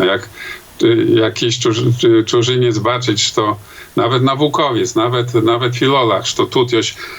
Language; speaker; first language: Polish; non-native, local second language; Belarusian